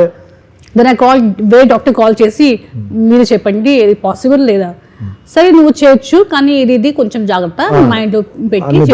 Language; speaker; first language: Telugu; non-native, fluent; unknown